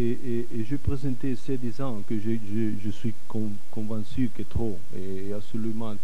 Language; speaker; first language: French; non-native, fluent; Catalan